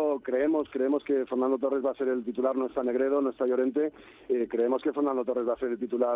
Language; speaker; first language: Spanish; native; Spanish